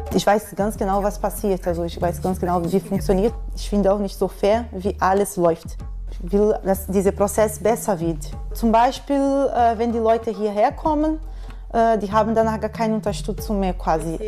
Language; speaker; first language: German; non-native, fluent; Portuguese